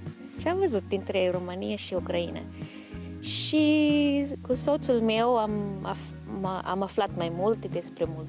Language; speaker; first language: Romanian; non-native, fluent; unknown